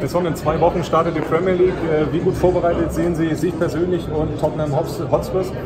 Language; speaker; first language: German; native; German